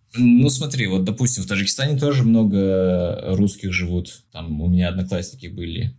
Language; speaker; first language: Russian; non-native, local second language; Tajik